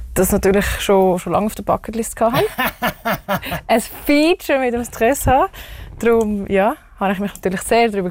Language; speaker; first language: German; native; German